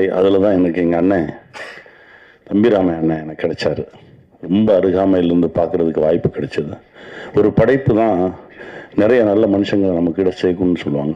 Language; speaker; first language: Tamil; native; Tamil